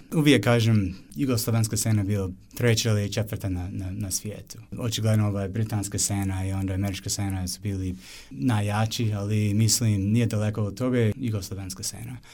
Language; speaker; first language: Bosnian; non-native, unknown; English